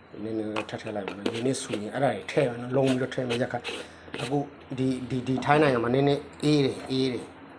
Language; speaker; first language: Burmese; non-native, local second language; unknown